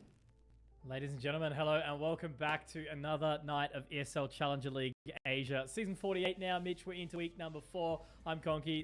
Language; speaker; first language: English; native; English